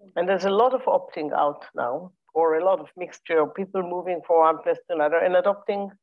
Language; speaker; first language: English; non-native, fluent; Hebrew